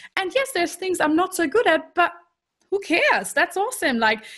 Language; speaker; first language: English; non-native, fluent; German